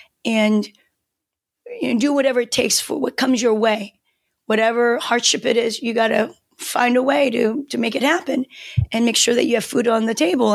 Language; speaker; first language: English; non-native, fluent; Korean